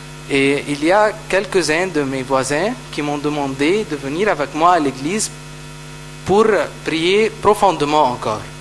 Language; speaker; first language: French; non-native, fluent; Arabic